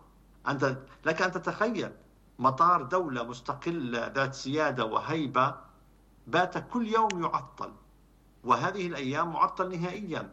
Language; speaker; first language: Arabic; native; Arabic